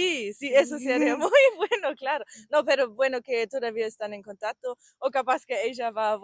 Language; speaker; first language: Spanish; non-native, learner; German